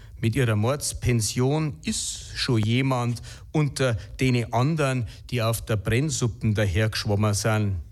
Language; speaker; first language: German; native; German